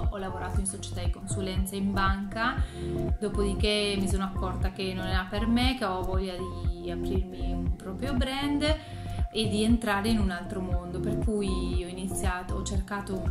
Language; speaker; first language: Italian; non-native, fluent; Spanish